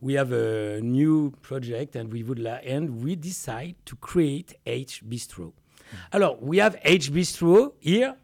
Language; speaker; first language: English; non-native, learner; French